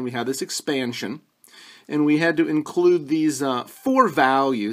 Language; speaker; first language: English; native; English